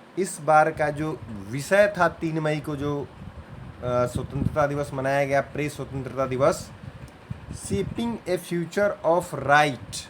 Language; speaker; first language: Hindi; native; Hindi